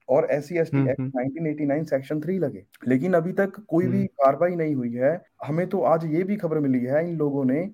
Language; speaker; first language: Hindi; native; Hindi